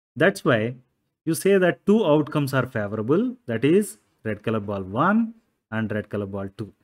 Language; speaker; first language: English; non-native, local second language; Telugu